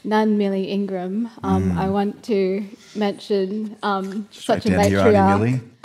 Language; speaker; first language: English; native; English